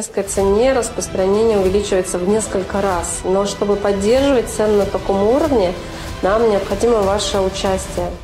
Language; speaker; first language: Russian; native; Russian